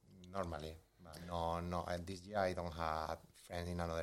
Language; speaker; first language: English; non-native, learner; Spanish